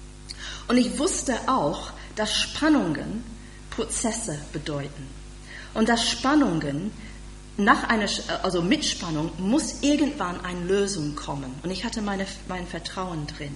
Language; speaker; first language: German; non-native, fluent; English